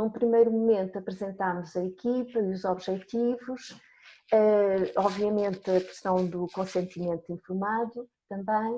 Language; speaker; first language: Portuguese; native; Portuguese